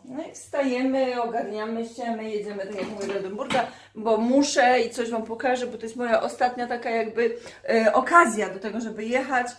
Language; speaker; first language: Polish; native; Polish